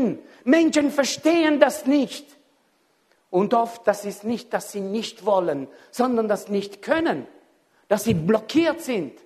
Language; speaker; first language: German; non-native, fluent; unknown